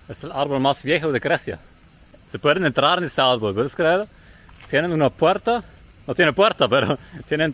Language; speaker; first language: Spanish; non-native, fluent; German